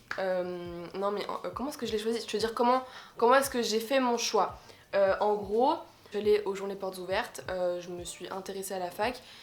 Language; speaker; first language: French; native; French